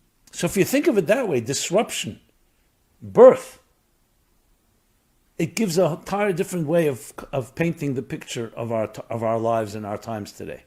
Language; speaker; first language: English; native; English